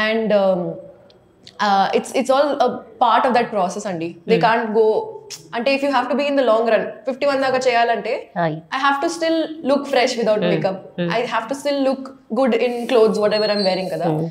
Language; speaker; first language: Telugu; non-native, local second language; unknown